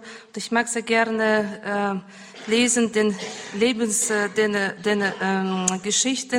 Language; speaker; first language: German; non-native, learner; Russian